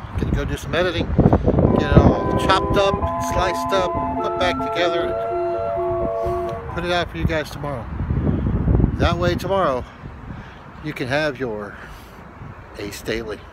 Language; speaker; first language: English; native; English